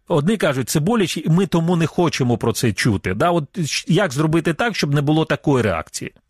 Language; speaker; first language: Ukrainian; native; Ukrainian